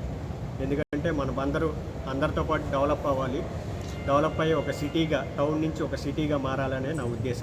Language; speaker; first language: Telugu; native; Telugu